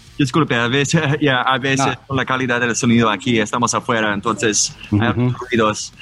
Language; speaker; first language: Spanish; non-native, learner; English